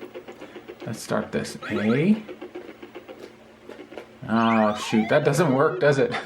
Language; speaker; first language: English; native; English